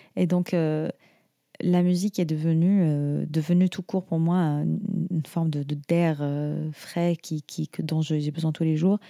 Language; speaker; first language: French; non-native, fluent; Arabic